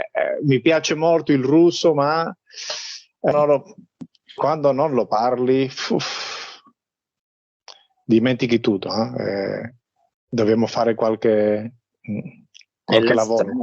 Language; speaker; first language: Italian; non-native, fluent; Spanish